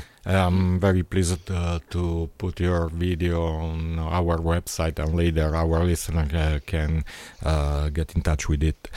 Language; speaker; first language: English; non-native, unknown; Italian